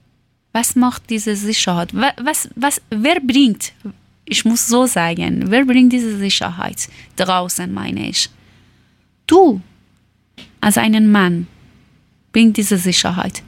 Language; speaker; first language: German; non-native, learner; Persian